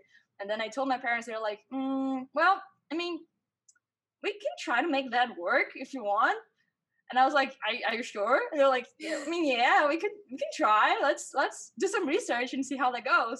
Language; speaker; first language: English; non-native, fluent; Portuguese